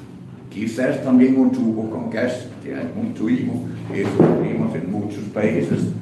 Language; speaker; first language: Spanish; non-native, fluent; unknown